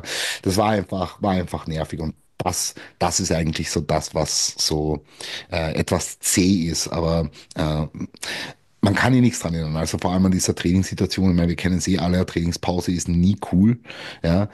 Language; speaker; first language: German; native; German